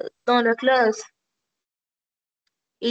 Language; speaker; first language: French; non-native, learner; Arabic